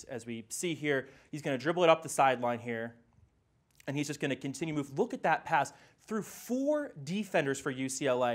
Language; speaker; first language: English; native; English